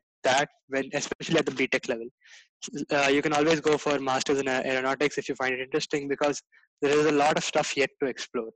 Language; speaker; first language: English; non-native, local second language; Gujarati